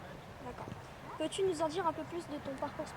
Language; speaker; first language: French; native; French